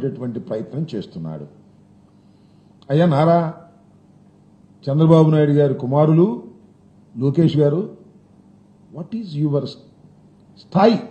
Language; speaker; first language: Telugu; native; Telugu